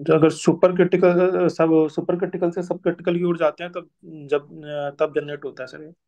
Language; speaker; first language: Hindi; native; Hindi